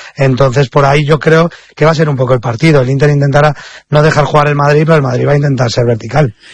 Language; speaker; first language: Spanish; native; Spanish